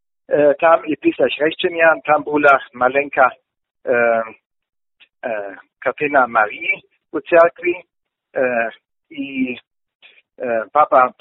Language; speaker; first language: Ukrainian; non-native, learner; German